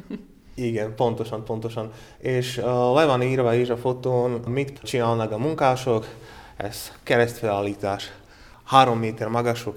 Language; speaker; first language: Hungarian; non-native, learner; Slovak